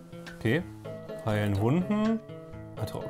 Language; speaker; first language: German; native; German